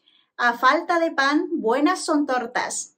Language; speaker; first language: Spanish; non-native, learner; Japanese